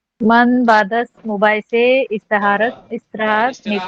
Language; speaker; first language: Persian; non-native, learner; Urdu